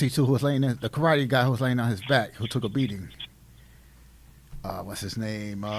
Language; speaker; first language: English; native; English